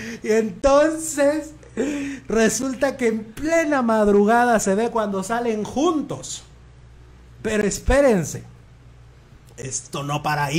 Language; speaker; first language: Spanish; native; Spanish